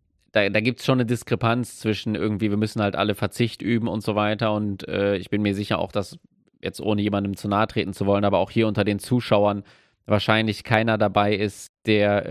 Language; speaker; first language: German; native; German